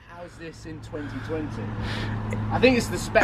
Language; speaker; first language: English; native; English